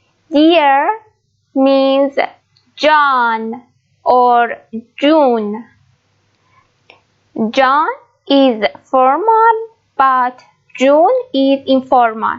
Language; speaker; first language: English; non-native, learner; Persian